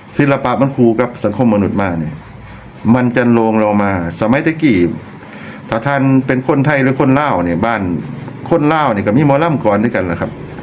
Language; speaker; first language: Thai; non-native, local second language; Lao